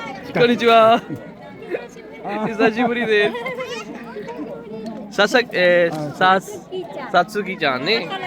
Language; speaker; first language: Japanese; non-native, learner; Punjabi